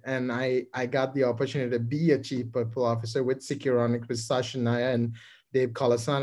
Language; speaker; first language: English; non-native, local second language; Sinhala